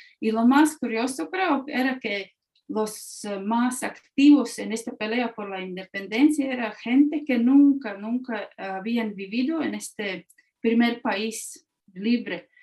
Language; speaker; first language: Spanish; non-native, fluent; Latvian